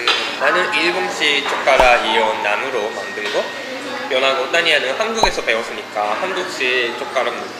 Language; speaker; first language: Korean; non-native, fluent; Japanese